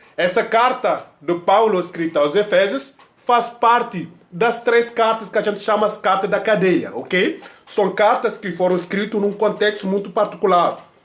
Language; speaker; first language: Portuguese; non-native, fluent; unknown